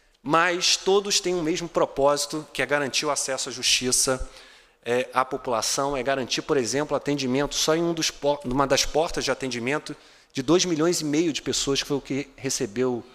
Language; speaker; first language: Portuguese; native; Portuguese